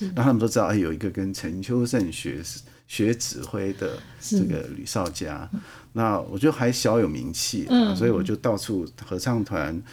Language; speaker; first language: Chinese; native; Chinese